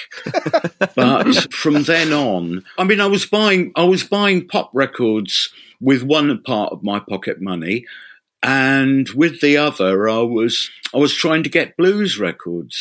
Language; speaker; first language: English; native; English